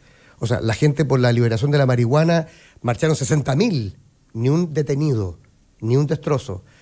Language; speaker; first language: Spanish; native; Spanish